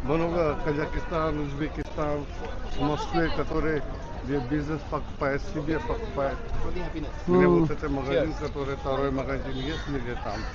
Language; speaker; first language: Russian; non-native, learner; Hindi